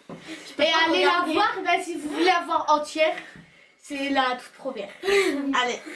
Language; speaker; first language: French; native; French